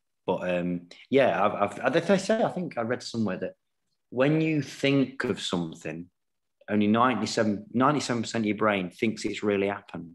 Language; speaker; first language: English; native; English